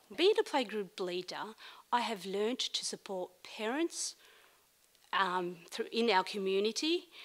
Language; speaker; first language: English; non-native, fluent; Arabic